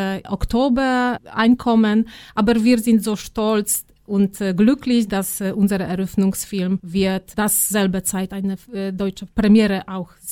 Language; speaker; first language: German; non-native, fluent; Polish